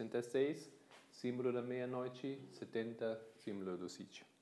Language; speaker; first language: Portuguese; non-native, fluent; Spanish